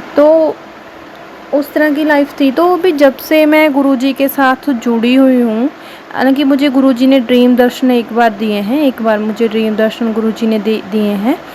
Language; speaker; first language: Hindi; non-native, local second language; Punjabi